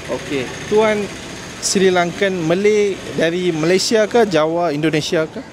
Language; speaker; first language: Malay; native; Malay